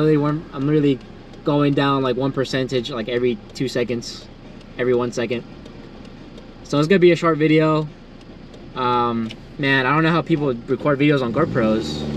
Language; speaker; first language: English; native; English